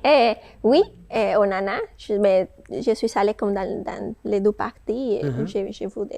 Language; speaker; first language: French; non-native, fluent; Spanish